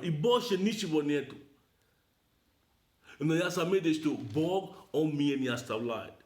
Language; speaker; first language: Russian; non-native, learner; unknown